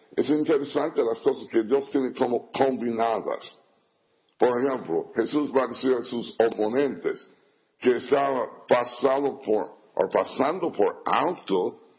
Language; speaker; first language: Spanish; non-native, fluent; English